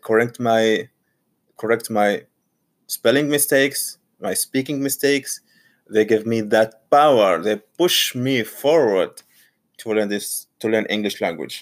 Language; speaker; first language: English; non-native, learner; Arabic